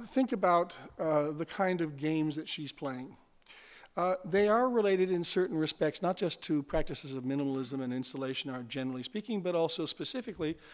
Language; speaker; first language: English; native; English